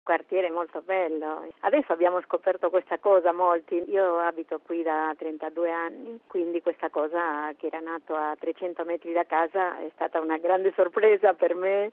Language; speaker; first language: Italian; early bilingual, heritage; Italian